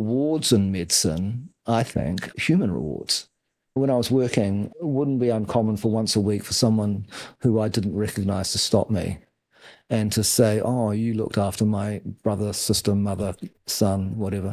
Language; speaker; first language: English; native; English